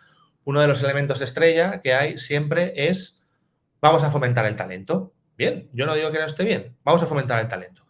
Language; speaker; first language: Spanish; native; Spanish